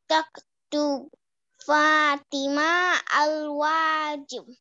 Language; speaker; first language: Arabic; non-native, learner; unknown